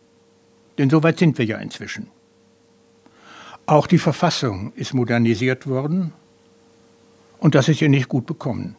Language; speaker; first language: German; native; German